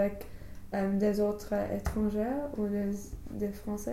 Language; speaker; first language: French; non-native, learner; English